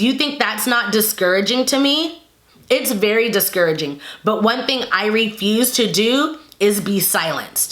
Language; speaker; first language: English; native; English